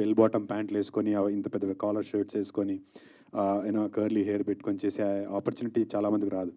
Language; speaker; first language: Telugu; native; Telugu